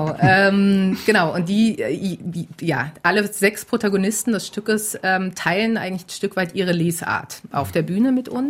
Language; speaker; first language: German; native; German